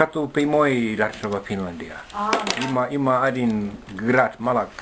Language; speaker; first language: Bulgarian; non-native, learner; Finnish